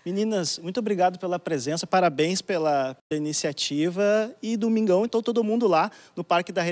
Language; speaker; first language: Portuguese; native; Portuguese